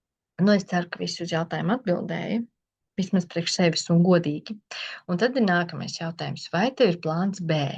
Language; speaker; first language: Latvian; native; Latvian